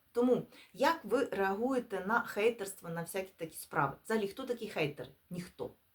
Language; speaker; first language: Ukrainian; non-native, local second language; Russian